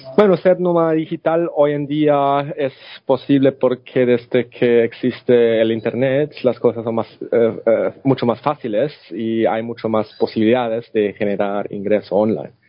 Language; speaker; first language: Spanish; non-native, fluent; German